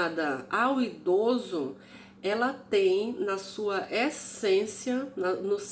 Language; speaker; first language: Portuguese; native; Portuguese